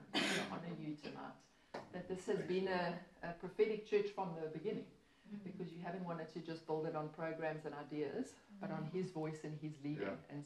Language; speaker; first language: English; native; English